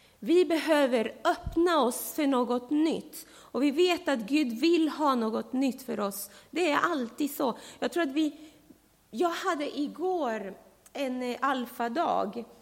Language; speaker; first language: Swedish; non-native, fluent; Spanish